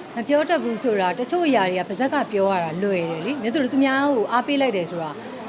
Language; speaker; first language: Burmese; native; Burmese